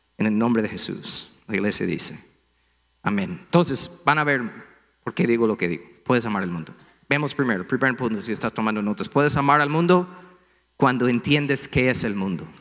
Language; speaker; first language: Spanish; non-native, fluent; English